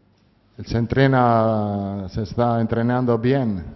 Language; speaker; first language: French; non-native, learner; Italian